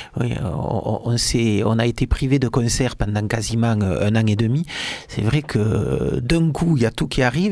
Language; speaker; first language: French; native; French